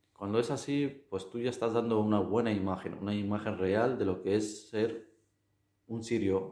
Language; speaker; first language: Spanish; non-native, fluent; Arabic